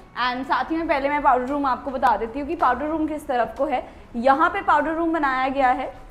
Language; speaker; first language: Hindi; native; Hindi